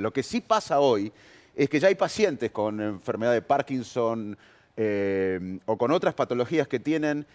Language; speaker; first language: Spanish; native; Spanish